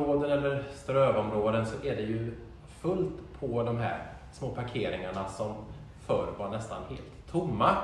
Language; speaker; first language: Swedish; native; Swedish